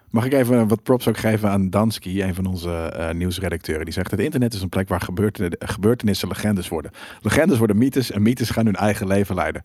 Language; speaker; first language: Dutch; native; Dutch